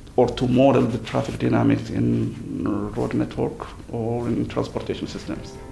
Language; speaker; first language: English; non-native, fluent; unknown